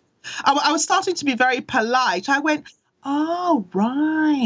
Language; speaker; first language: English; early bilingual, other home language; Akan